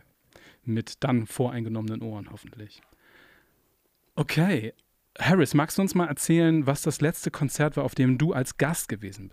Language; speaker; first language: German; native; German